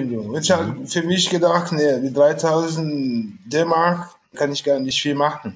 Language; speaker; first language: German; non-native, fluent; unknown